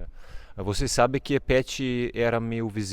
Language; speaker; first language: Portuguese; non-native, fluent; Serbian